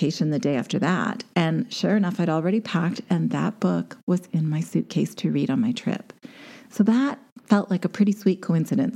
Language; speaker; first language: English; native; English